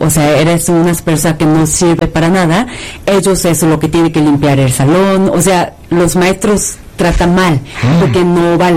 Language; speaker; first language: Spanish; non-native, fluent; Korean